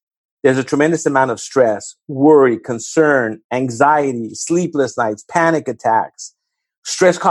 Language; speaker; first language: English; native; English